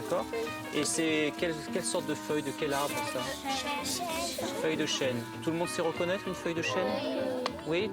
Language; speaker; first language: French; native; French